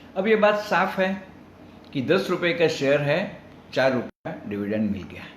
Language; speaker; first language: Hindi; non-native, local second language; Marathi